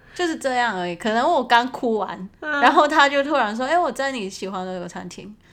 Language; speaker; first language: Chinese; non-native, fluent; Cantonese